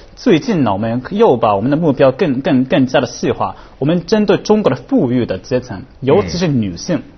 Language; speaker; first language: Chinese; non-native, fluent; Japanese